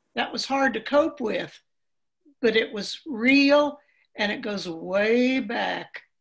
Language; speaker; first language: English; native; English